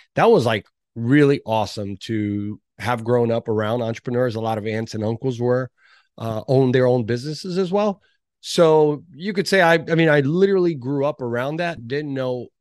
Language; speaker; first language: English; early bilingual, other home language; Portuguese